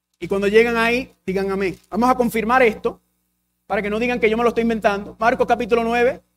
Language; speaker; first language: Spanish; early bilingual, heritage; English